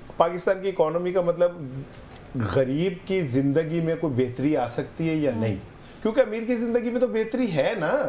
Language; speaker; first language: Urdu; non-native, local second language; Punjabi